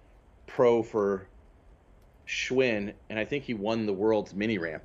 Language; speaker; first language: English; native; English